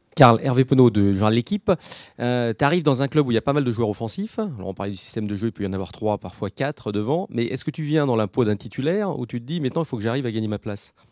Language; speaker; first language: French; native; French